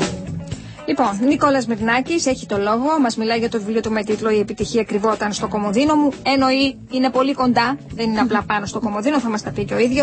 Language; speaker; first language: Greek; native; Greek